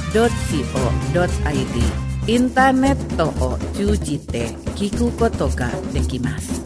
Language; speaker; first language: Japanese; non-native, learner; Indonesian